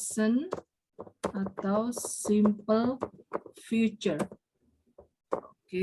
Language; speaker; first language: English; non-native, fluent; Indonesian